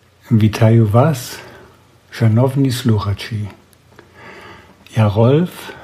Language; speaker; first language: Ukrainian; non-native, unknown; German